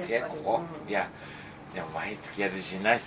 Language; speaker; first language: Japanese; native; Japanese